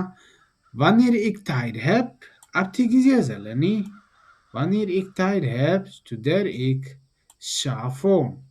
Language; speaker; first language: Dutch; non-native, learner; Tigrinya